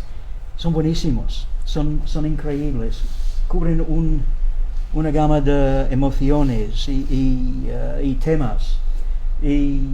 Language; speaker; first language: Spanish; non-native, learner; English